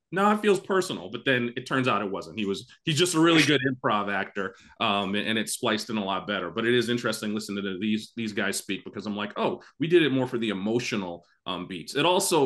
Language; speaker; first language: English; native; English